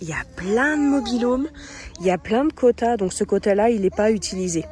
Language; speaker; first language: French; native; French